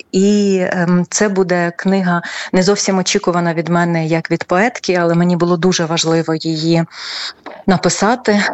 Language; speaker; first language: Ukrainian; native; Ukrainian